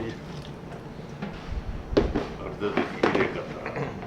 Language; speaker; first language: Japanese; native; Japanese